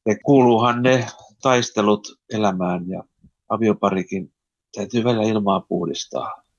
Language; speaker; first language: Finnish; early bilingual, heritage; Finnish